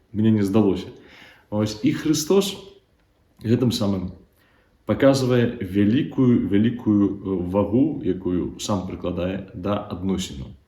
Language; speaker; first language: Belarusian; native; Belarusian